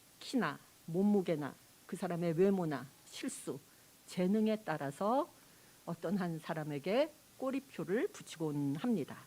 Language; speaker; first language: Korean; native; Korean